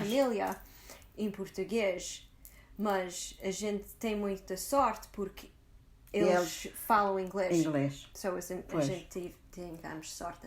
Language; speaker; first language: Portuguese; early bilingual, heritage; Portuguese